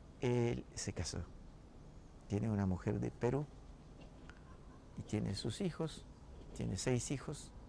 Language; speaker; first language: Spanish; non-native, local second language; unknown